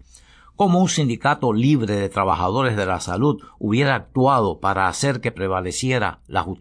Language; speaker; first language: Spanish; native; Spanish